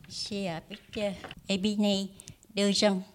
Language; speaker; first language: French; non-native, learner; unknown